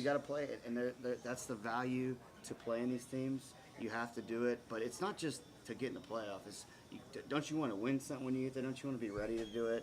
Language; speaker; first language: English; native; English